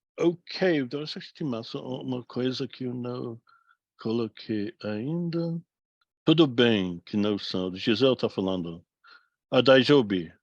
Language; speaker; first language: Portuguese; non-native, fluent; English